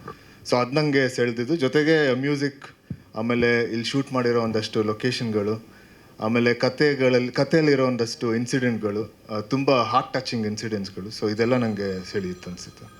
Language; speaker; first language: Kannada; native; Kannada